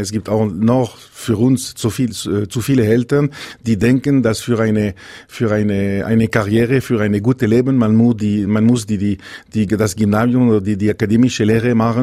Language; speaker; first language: German; non-native, local second language; French